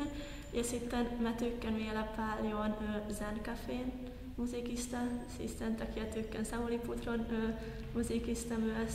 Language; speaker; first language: Finnish; non-native, fluent; Hungarian